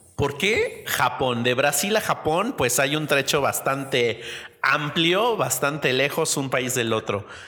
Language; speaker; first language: Spanish; native; Spanish